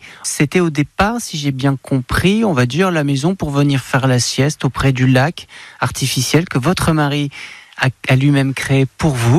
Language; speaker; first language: French; native; French